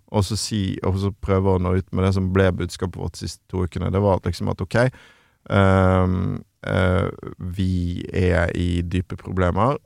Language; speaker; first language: Norwegian; native; Norwegian